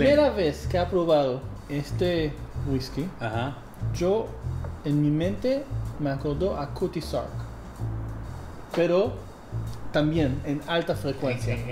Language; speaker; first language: Spanish; non-native, fluent; English